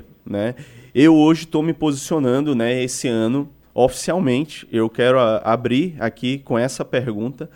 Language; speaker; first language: Portuguese; native; Portuguese